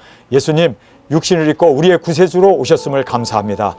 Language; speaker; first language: Korean; native; Korean